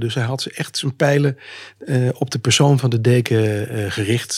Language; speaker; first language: Dutch; native; Dutch